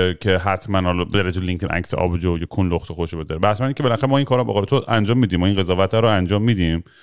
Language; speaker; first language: Persian; early bilingual, heritage; Persian